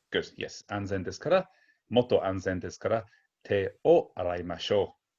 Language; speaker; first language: Japanese; non-native, fluent; English